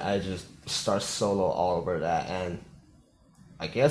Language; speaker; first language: English; non-native, fluent; Korean